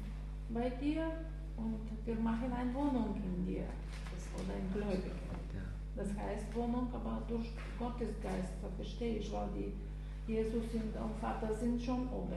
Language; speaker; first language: German; non-native, learner; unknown